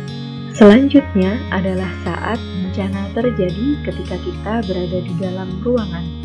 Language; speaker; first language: Indonesian; native; Indonesian